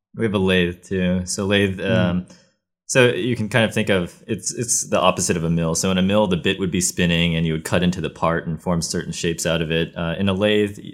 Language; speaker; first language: English; native; English